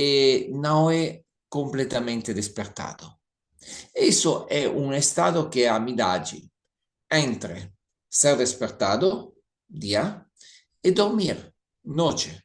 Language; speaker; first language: Portuguese; non-native, learner; Italian